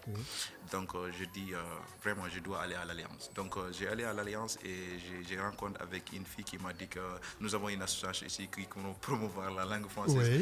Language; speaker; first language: French; non-native, fluent; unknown